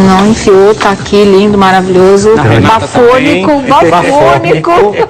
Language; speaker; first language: Portuguese; native; Portuguese